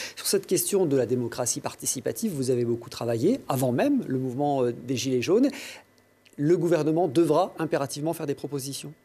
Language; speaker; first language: French; native; French